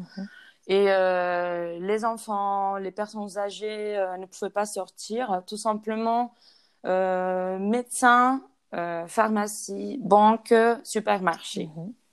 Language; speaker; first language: French; non-native, fluent; Spanish